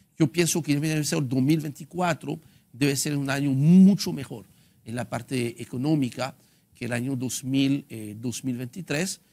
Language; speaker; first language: Spanish; non-native, fluent; French